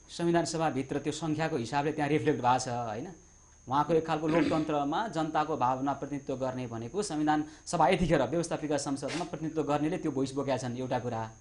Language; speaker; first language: Nepali; native; Nepali